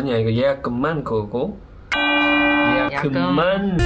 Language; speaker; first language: Korean; native; Korean